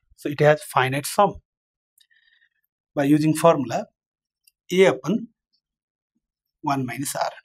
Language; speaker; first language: English; non-native, local second language; Nepali